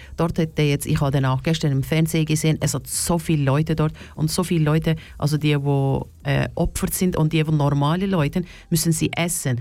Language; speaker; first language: German; non-native, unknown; Turkish